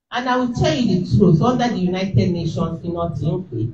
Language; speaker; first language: English; non-native, local second language; Yoruba